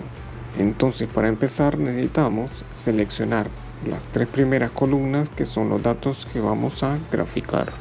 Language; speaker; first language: Spanish; native; Spanish